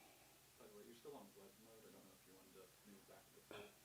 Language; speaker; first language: English; native; English